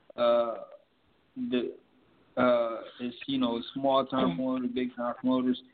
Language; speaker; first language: English; native; English